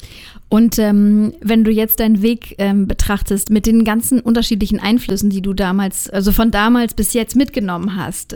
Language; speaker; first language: German; native; German